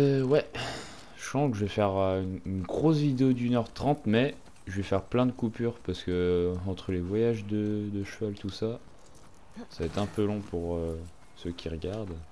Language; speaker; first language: French; native; French